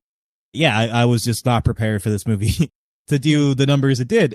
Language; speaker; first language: English; native; English